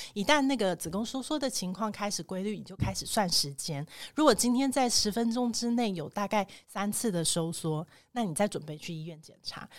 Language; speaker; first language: Chinese; native; Chinese